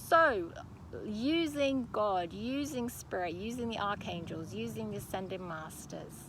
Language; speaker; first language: English; native; English